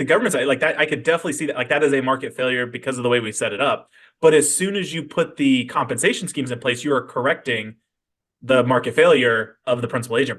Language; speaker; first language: English; native; English